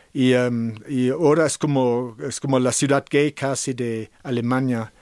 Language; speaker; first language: Spanish; non-native, fluent; German